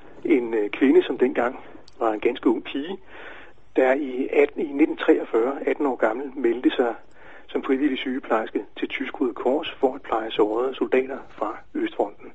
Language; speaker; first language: Danish; native; Danish